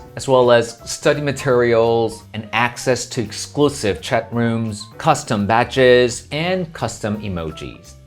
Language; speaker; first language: English; non-native, fluent; Korean